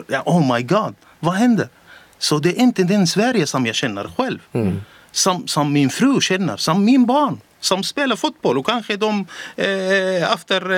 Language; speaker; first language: Swedish; non-native, learner; Arabic